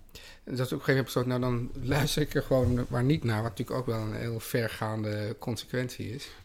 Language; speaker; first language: Dutch; native; Dutch